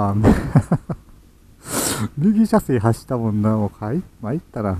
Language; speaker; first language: Japanese; native; Japanese